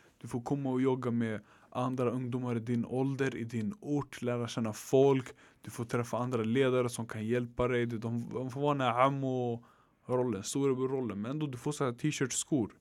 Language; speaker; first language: Swedish; early bilingual, other home language; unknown